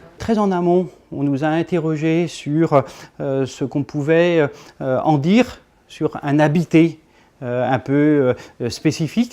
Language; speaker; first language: French; native; French